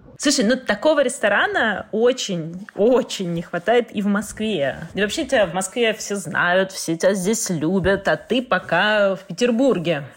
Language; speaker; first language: Russian; native; Russian